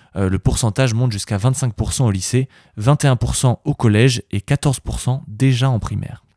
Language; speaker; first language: French; native; French